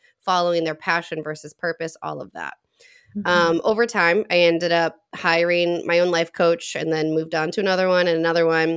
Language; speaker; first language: English; native; English